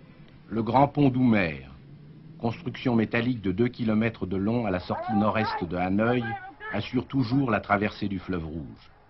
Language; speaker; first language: French; native; French